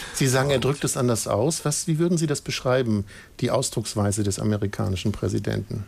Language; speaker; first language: German; native; German